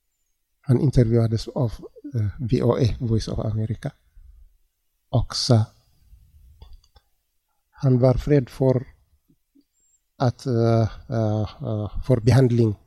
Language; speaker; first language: Swedish; non-native, learner; Tigrinya